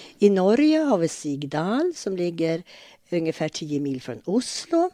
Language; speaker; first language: Swedish; native; Swedish